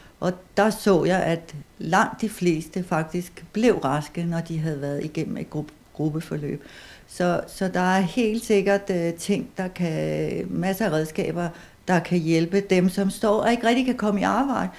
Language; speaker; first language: Danish; native; Danish